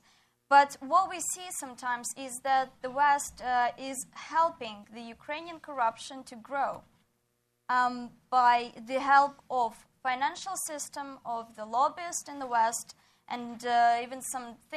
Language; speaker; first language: English; non-native, fluent; Ukrainian